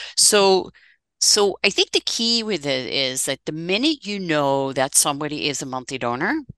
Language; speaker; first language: English; non-native, fluent; Dutch